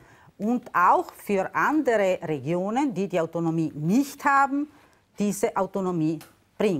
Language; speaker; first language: German; non-native, local second language; Italian